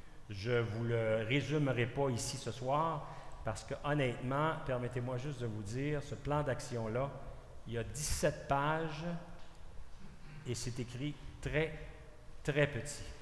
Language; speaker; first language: French; native; French